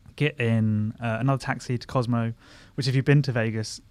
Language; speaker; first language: English; native; English